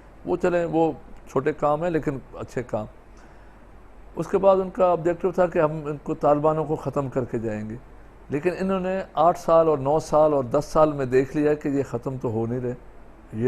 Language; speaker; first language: Urdu; non-native, local second language; Sindhi